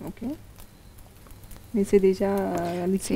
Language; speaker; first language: French; non-native, learner; Hindi